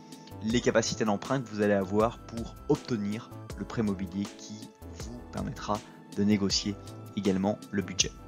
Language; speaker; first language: French; native; French